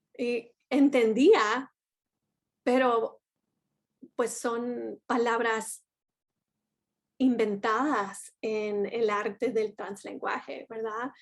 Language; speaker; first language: Spanish; non-native, fluent; English